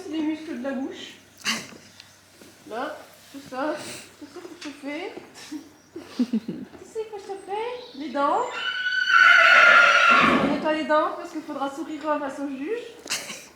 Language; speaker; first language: French; native; French